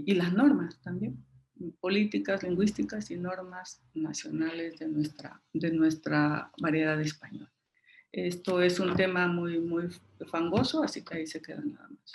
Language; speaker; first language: Spanish; native; Spanish